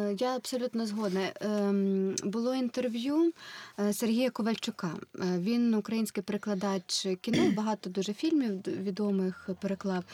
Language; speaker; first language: Ukrainian; non-native, local second language; Russian